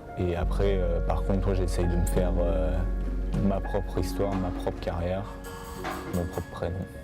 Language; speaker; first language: French; native; French